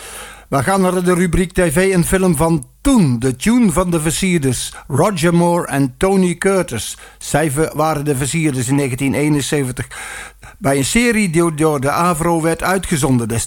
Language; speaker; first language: Dutch; native; Dutch